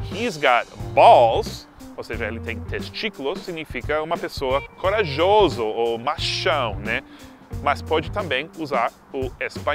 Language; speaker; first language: Portuguese; non-native, fluent; English